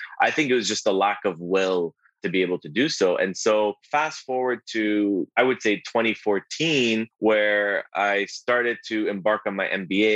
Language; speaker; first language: English; native; English